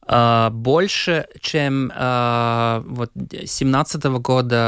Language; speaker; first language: Russian; non-native, local second language; Latvian